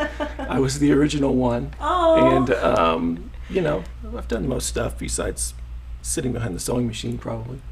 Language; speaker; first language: English; native; English